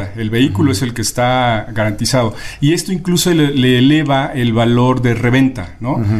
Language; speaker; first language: Spanish; native; Spanish